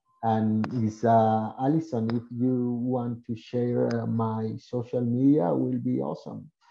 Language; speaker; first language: English; non-native, learner; Spanish